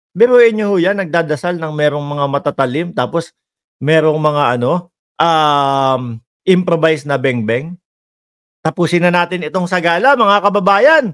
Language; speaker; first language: Filipino; native; Filipino